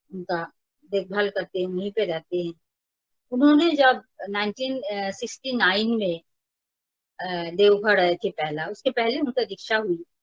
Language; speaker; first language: Hindi; non-native, local second language; Bangla